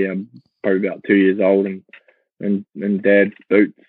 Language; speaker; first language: English; native; English